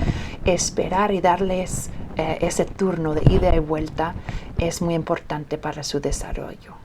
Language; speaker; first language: Spanish; early bilingual, heritage; Spanish